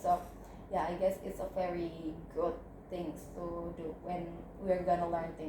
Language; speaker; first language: English; non-native, learner; Indonesian